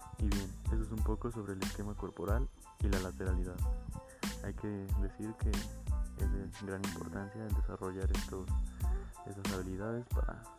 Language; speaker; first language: Spanish; native; Spanish